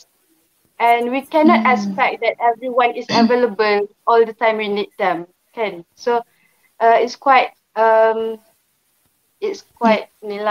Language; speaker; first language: English; non-native, local second language; Malay